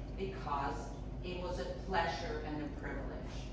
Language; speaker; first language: English; non-native, fluent; Swedish